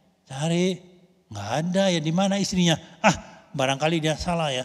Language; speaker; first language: Indonesian; native; Indonesian